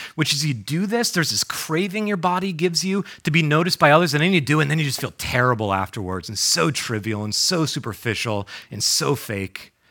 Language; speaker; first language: English; native; English